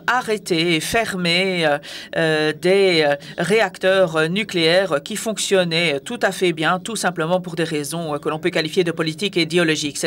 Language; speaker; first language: French; native; French